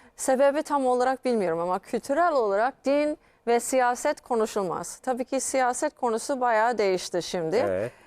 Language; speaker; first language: Turkish; non-native, fluent; English